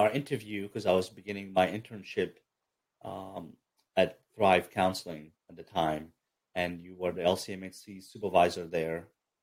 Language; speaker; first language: English; early bilingual, other home language; Arabic